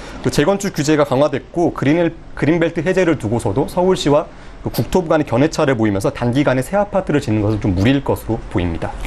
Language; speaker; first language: Korean; native; Korean